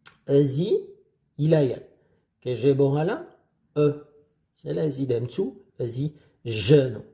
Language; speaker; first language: Amharic; non-native, fluent; French